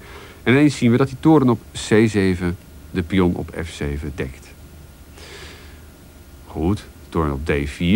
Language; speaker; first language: Dutch; native; Dutch